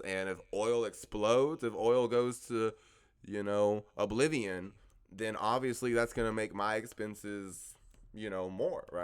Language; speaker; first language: English; native; English